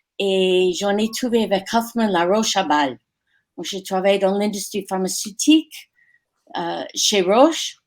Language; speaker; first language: French; non-native, fluent; English